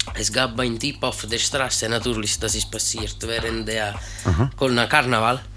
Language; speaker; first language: German; non-native, learner; Italian